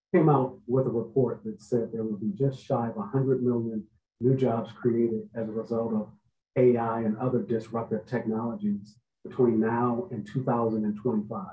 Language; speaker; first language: English; native; English